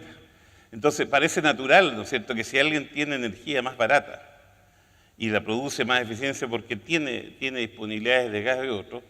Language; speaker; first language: Spanish; native; Spanish